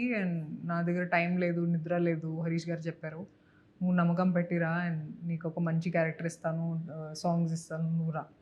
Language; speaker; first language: Telugu; non-native, fluent; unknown